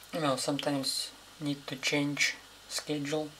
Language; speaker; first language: English; non-native, fluent; Russian